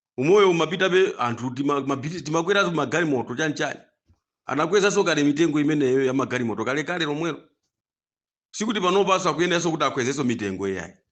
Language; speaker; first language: Nyanja; non-native, local second language; Tumbuka